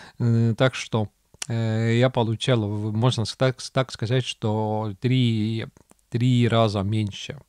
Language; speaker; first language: Russian; non-native, local second language; Estonian